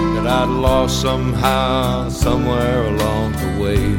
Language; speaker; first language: English; early bilingual, other home language; Spanish